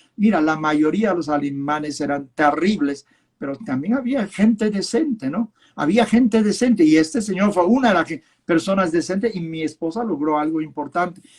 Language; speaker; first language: Spanish; early bilingual, other home language; Yiddish